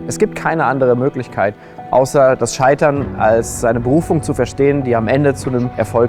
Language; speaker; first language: German; native; German